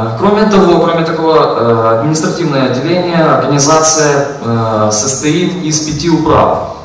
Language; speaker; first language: Russian; non-native, local second language; Ukrainian